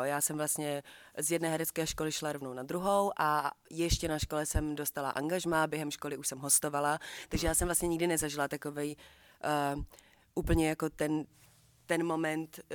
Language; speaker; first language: Czech; native; Czech